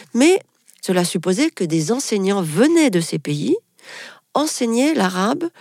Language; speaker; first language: French; non-native, local second language; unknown